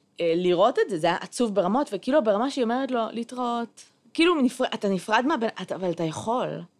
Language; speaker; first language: Hebrew; native; Hebrew